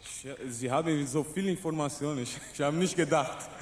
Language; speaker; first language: German; non-native, learner; Portuguese